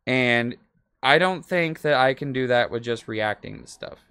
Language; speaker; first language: English; native; English